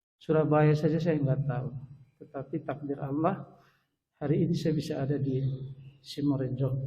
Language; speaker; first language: Indonesian; native; Indonesian